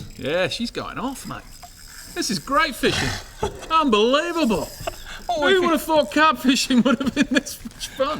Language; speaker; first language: English; native; English